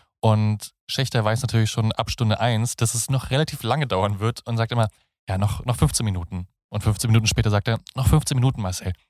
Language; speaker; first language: German; native; German